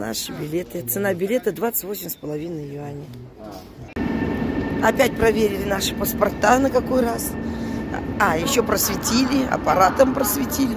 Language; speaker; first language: Russian; native; Russian